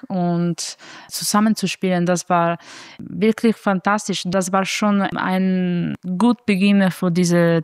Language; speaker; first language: German; non-native, fluent; Italian